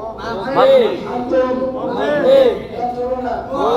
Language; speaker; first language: Arabic; non-native, learner; Bangla